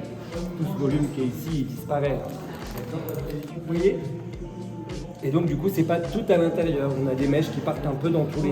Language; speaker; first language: French; native; French